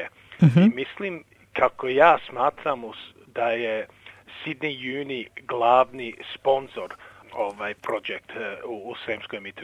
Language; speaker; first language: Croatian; early bilingual, heritage; English